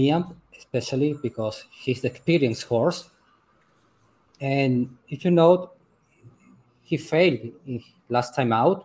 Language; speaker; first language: English; non-native, learner; Spanish